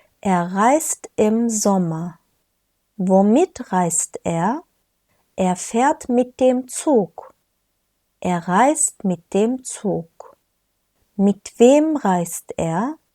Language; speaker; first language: German; non-native, fluent; Turkish